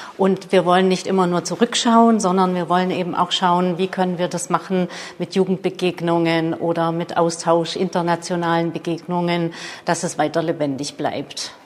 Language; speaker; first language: German; native; German